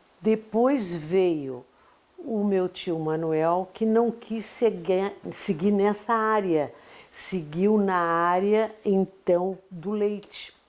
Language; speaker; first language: Portuguese; native; Portuguese